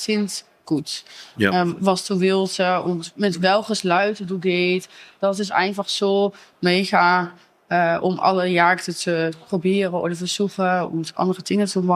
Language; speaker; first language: German; non-native, learner; Dutch